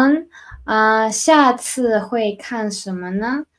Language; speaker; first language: Chinese; non-native, fluent; Spanish